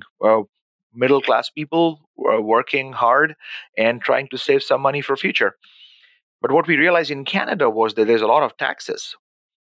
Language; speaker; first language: English; non-native, local second language; Urdu